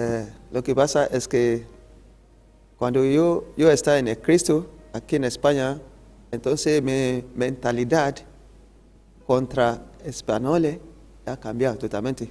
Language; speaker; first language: Spanish; non-native, learner; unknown